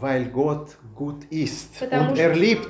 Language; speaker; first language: German; non-native, learner; Russian